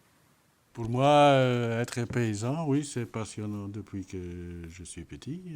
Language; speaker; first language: French; non-native, fluent; Dutch